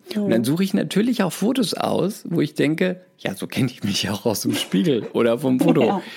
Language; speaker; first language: German; native; German